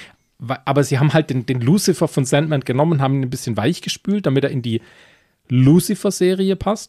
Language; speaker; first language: German; native; German